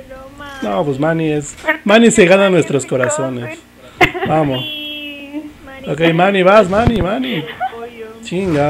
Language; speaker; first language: Spanish; native; Spanish